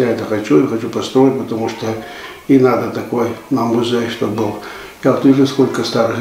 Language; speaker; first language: Russian; early bilingual, heritage; Russian